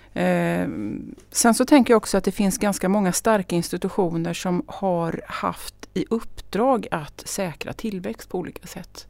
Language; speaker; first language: Swedish; native; Swedish